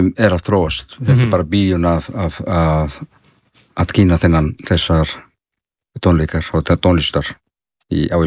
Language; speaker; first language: Icelandic; non-native, fluent; Spanish